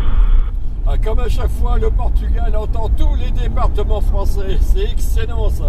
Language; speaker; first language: French; native; French